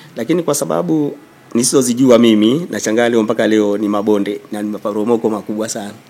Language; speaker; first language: Swahili; non-native, local second language; Masai